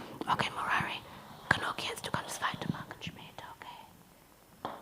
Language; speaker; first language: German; non-native, learner; English